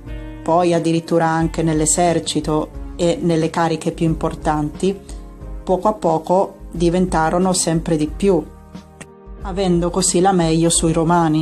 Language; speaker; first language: Italian; native; Italian